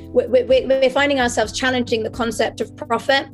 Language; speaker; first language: English; early bilingual, other home language; French